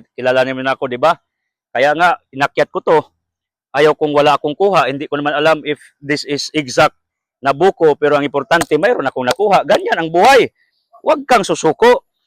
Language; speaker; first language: Filipino; non-native, local second language; Cebuano